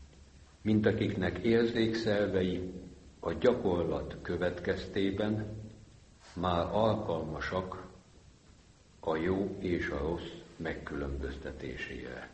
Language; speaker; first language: Hungarian; native; Hungarian